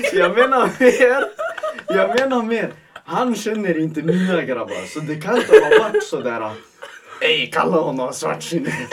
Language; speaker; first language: Swedish; early bilingual, other home language; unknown